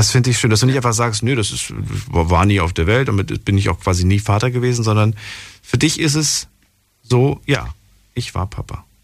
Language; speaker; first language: German; native; German